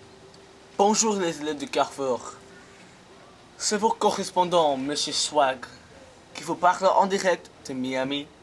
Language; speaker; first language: French; non-native, learner; English